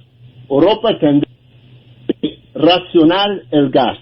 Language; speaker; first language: Spanish; non-native, learner; English